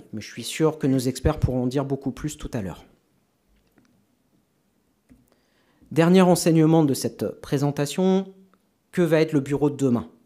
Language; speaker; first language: French; native; French